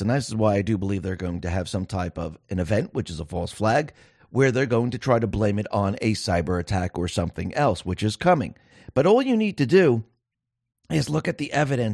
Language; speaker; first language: English; native; English